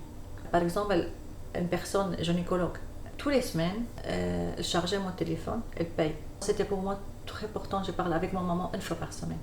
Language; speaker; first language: French; non-native, learner; Arabic